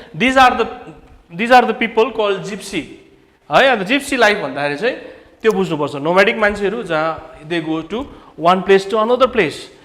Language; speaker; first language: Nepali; native; Nepali